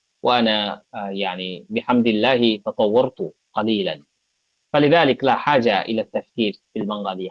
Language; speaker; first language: Arabic; non-native, fluent; Bangla